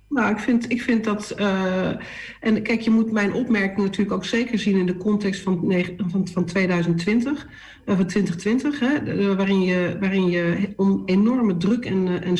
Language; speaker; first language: Dutch; native; Dutch